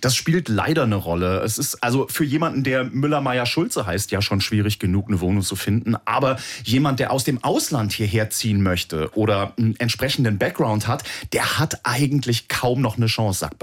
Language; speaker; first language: German; native; German